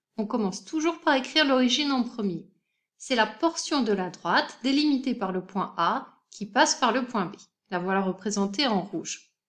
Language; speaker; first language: French; native; French